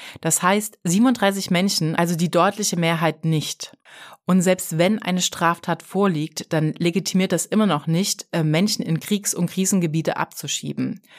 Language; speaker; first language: German; native; German